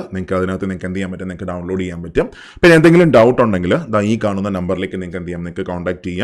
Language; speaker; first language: Malayalam; native; Malayalam